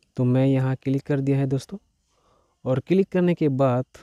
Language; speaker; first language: Hindi; non-native, local second language; Bangla